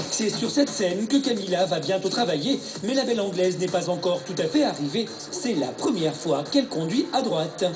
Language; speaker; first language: French; native; French